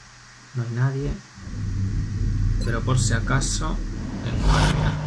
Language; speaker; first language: Spanish; native; Spanish